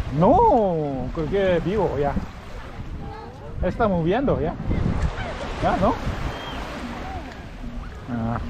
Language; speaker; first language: Spanish; non-native, learner; Korean